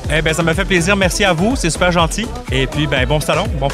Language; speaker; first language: French; native; French